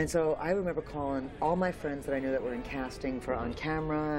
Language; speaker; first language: English; native; English